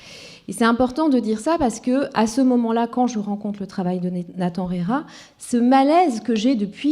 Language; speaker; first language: French; non-native, local second language; Kinyarwanda